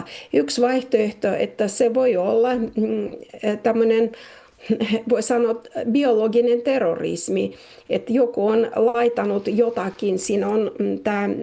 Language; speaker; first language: Finnish; non-native, fluent; Russian